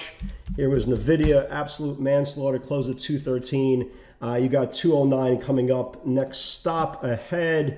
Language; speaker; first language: English; native; English